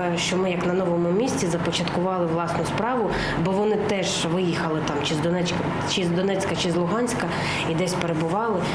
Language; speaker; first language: Ukrainian; native; Ukrainian